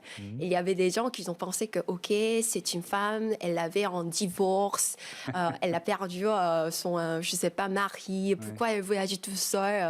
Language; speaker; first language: French; non-native, fluent; Korean